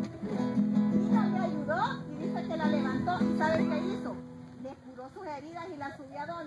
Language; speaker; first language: Spanish; native; Spanish